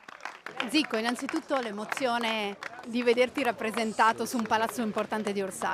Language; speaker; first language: Italian; native; Italian